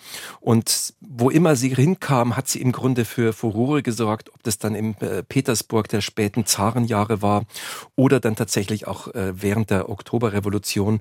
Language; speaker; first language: German; native; German